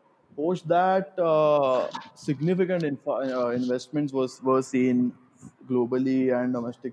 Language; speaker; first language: English; non-native, local second language; Gujarati